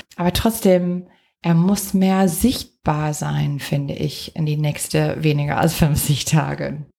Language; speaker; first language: German; non-native, fluent; English